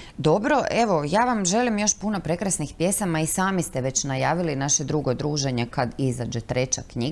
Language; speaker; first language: Croatian; native; Croatian